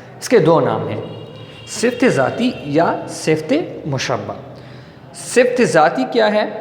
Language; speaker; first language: Urdu; non-native, local second language; Pashto